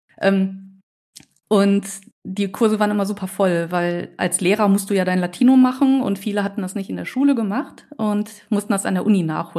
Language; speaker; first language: German; native; German